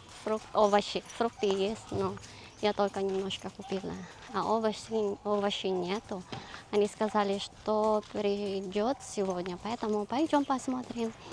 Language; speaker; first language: Russian; non-native, learner; Filipino